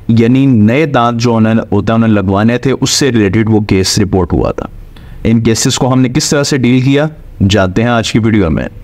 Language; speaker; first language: Urdu; native; Urdu